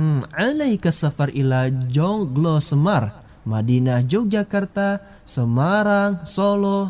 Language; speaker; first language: Arabic; non-native, fluent; Indonesian